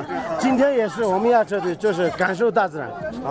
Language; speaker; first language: Chinese; non-native, local second language; Tibetan